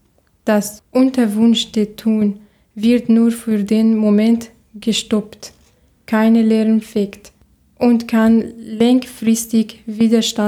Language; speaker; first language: German; non-native, learner; Arabic